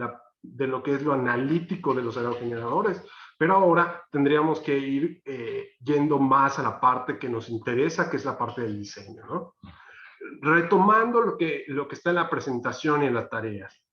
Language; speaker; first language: Spanish; native; Spanish